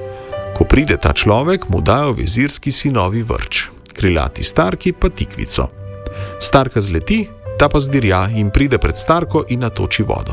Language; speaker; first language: Slovenian; native; Slovenian